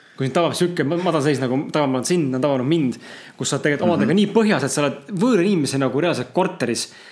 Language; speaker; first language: Estonian; native; Estonian